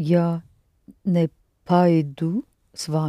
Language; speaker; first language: Russian; non-native, learner; English